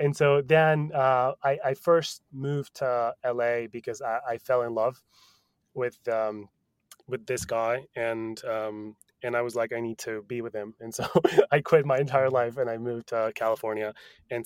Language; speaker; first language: English; non-native, fluent; Spanish